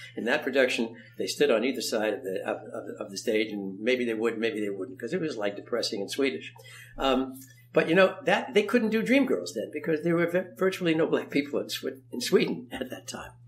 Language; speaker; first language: English; native; English